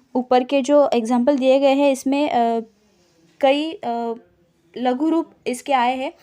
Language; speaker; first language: Hindi; non-native, local second language; Marathi